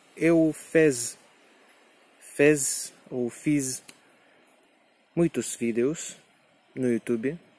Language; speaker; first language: Portuguese; non-native, learner; Spanish